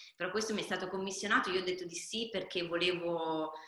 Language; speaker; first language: Italian; native; Italian